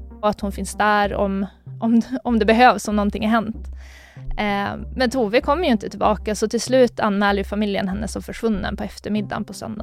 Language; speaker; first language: Swedish; native; Swedish